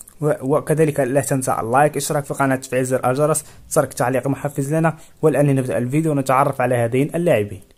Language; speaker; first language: Arabic; native; Arabic